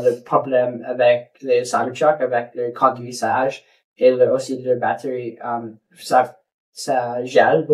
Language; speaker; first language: French; non-native, local second language; English